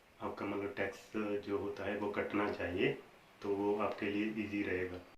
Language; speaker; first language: Hindi; non-native, local second language; Punjabi